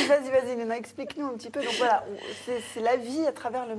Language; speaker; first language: French; native; French